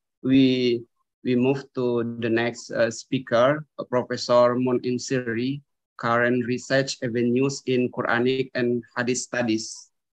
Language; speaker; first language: English; non-native, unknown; Indonesian